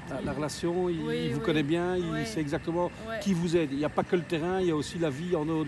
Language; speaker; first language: French; native; French